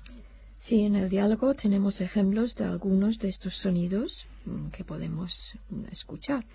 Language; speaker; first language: Spanish; non-native, fluent; English